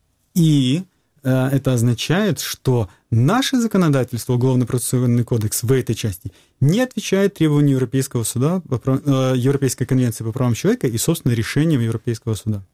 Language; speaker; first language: Russian; native; Russian